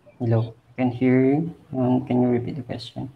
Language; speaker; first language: English; non-native, learner; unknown